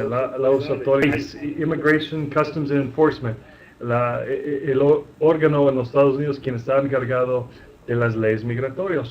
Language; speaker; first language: Spanish; non-native, fluent; English